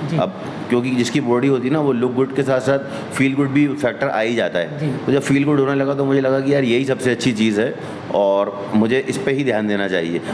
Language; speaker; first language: Hindi; native; Hindi